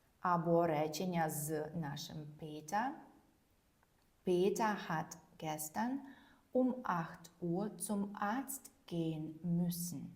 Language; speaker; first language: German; non-native, fluent; Ukrainian